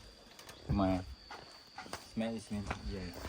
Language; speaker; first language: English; non-native, learner; Indonesian